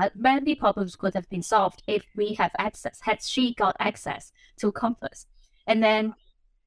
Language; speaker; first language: English; non-native, local second language; Cantonese